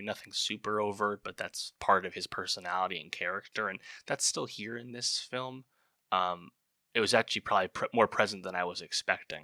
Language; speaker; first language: English; native; English